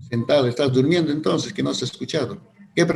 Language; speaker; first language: Spanish; native; Spanish